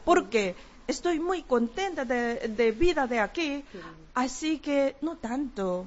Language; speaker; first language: Spanish; non-native, learner; Korean